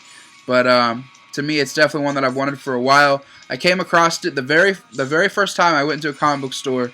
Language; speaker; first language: English; native; English